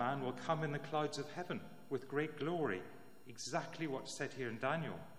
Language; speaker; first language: English; native; English